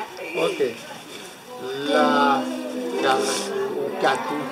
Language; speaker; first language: Spanish; non-native, learner; French